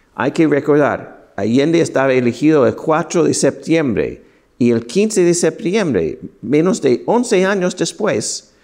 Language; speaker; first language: Spanish; non-native, fluent; English